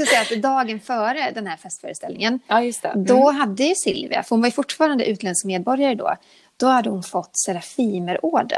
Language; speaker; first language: Swedish; native; Swedish